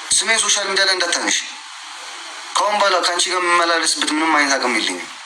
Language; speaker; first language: Amharic; non-native, local second language; Tigrinya